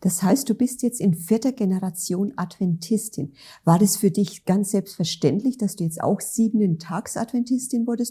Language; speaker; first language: German; native; German